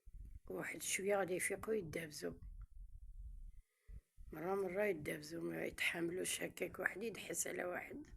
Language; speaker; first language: Arabic; native; Arabic